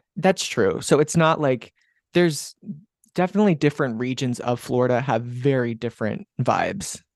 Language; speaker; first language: English; native; English